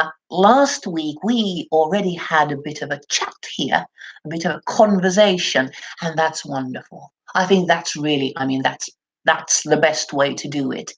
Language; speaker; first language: English; non-native, fluent; Finnish